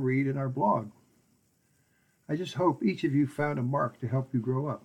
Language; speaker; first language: English; native; English